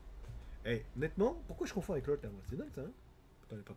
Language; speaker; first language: French; native; French